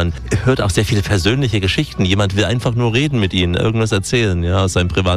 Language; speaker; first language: German; native; German